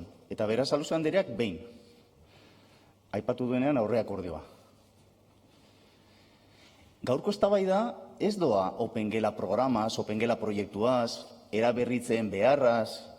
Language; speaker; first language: Basque; non-native, local second language; Spanish